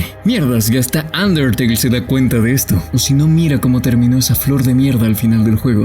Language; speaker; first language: Spanish; native; Spanish